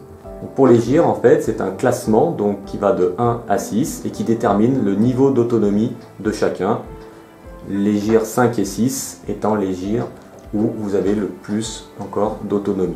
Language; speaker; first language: French; native; French